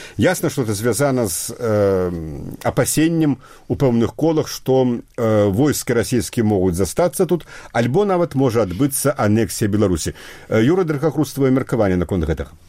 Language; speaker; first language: Belarusian; native; Belarusian